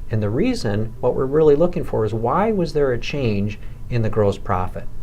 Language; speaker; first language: English; native; English